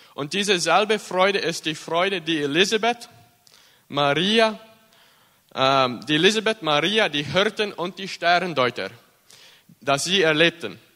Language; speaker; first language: German; early bilingual, heritage; English